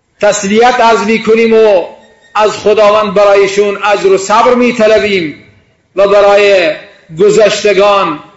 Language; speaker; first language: Persian; non-native, local second language; Baluchi